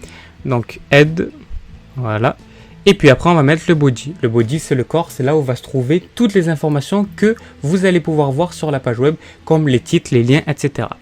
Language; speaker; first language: French; native; French